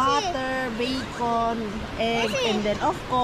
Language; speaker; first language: English; non-native, local second language; Filipino